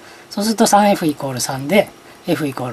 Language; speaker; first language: Japanese; native; Japanese